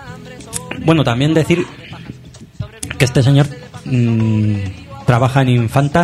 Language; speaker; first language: Spanish; native; Spanish